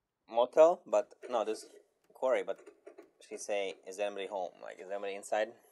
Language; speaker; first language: English; non-native, learner; Bosnian